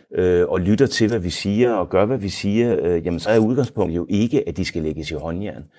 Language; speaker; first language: Danish; non-native, fluent; Dutch